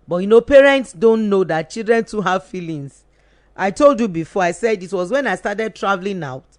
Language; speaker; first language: English; non-native, local second language; Yoruba